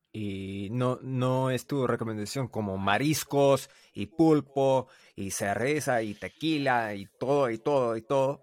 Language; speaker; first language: Spanish; non-native, learner; English